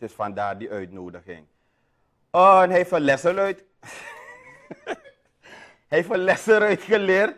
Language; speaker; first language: Dutch; native; Dutch